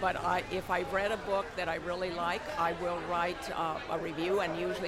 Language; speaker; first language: English; non-native, fluent; Spanish